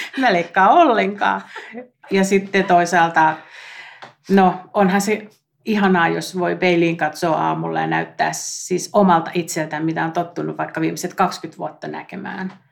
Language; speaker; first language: Finnish; native; Finnish